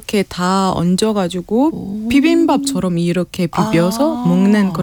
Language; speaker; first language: Korean; non-native, fluent; Arabic